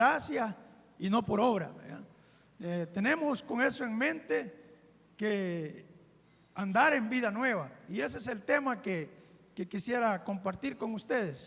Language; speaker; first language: Spanish; native; Spanish